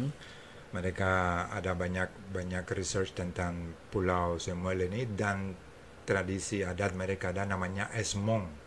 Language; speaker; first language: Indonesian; non-native, fluent; English